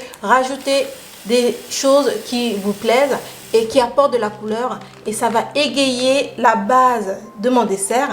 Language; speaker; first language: French; native; French